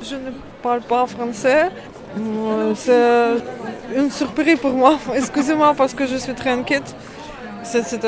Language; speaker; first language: French; non-native, learner; Ukrainian